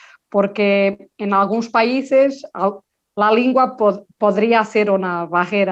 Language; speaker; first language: Spanish; non-native, local second language; Portuguese